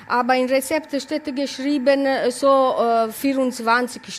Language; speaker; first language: German; non-native, learner; Italian